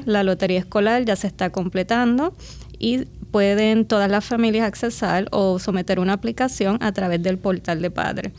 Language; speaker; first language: Spanish; native; Spanish